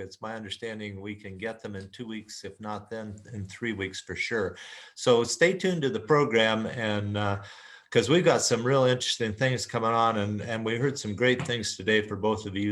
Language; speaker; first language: English; native; English